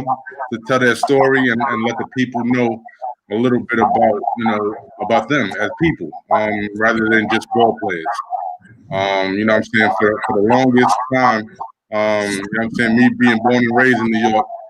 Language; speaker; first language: English; native; English